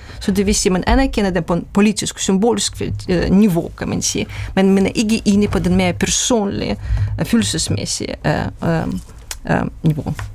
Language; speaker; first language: Danish; non-native, fluent; Russian